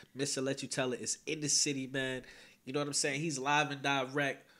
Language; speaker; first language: English; native; English